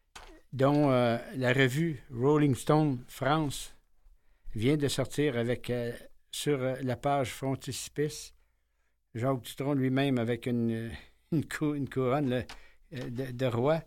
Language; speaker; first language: French; native; French